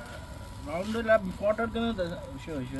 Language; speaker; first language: Arabic; non-native, learner; Hindi